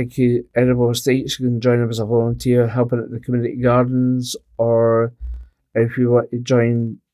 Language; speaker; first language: English; native; English